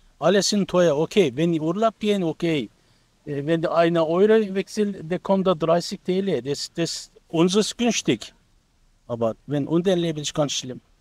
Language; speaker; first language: German; non-native, learner; Turkish